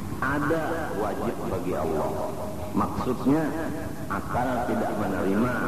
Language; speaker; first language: Malay; non-native, local second language; Banjar